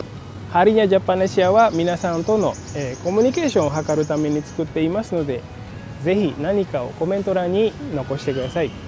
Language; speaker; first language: Japanese; non-native, fluent; Indonesian